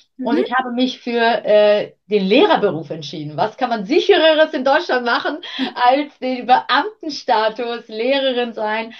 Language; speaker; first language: German; early bilingual, other home language; Armenian